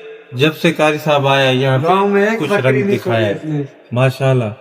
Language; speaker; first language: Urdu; non-native, local second language; Sindhi